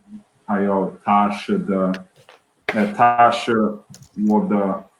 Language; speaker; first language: Chinese; non-native, learner; Swedish